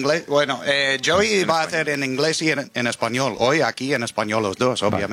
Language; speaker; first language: Spanish; non-native, fluent; English